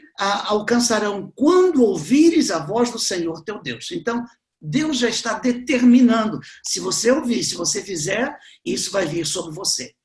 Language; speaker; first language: Portuguese; native; Portuguese